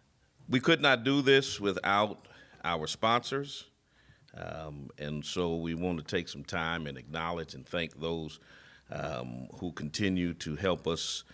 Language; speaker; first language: English; native; English